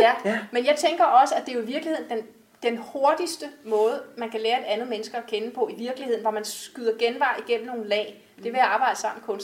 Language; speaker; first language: Danish; native; Danish